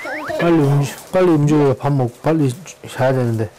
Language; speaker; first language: Korean; non-native, fluent; Japanese